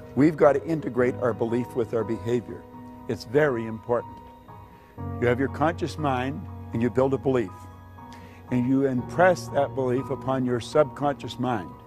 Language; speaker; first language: English; native; English